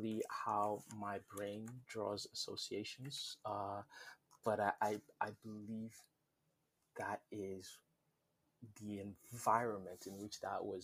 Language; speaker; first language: English; non-native, local second language; Yoruba